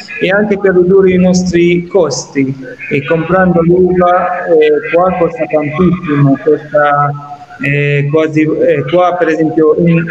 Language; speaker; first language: Italian; non-native, fluent; Arabic